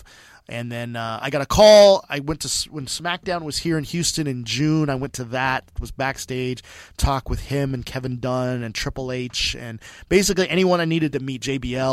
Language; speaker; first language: English; native; English